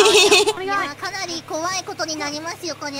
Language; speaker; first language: Japanese; native; Japanese